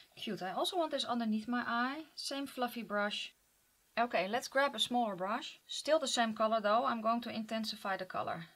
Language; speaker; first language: English; non-native, fluent; Dutch